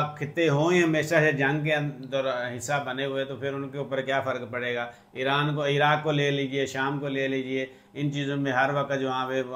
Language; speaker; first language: Urdu; non-native, local second language; Punjabi